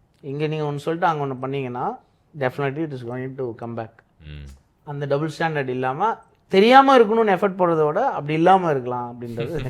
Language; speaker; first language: Tamil; native; Tamil